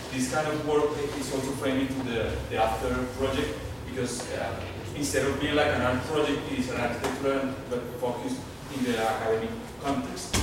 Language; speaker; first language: English; non-native, fluent; Spanish